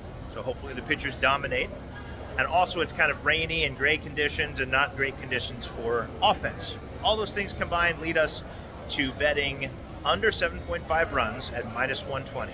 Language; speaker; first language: English; native; English